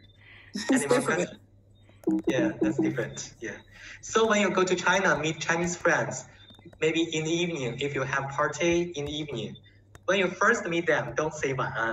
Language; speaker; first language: English; non-native, learner; Chinese